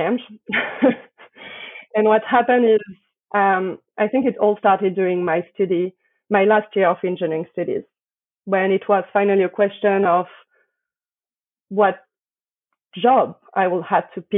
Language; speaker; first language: English; non-native, fluent; French